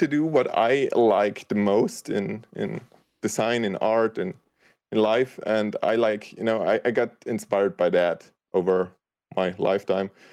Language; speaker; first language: English; non-native, fluent; German